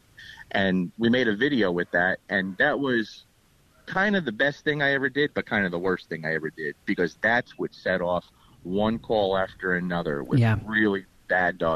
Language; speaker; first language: English; native; English